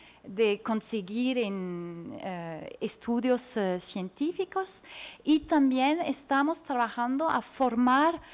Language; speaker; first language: Spanish; non-native, learner; French